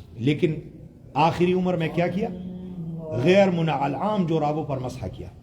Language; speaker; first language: Urdu; non-native, local second language; Pashto